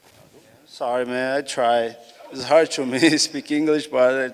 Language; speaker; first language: English; non-native, learner; Portuguese